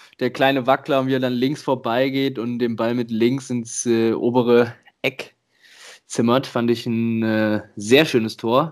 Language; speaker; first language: German; native; German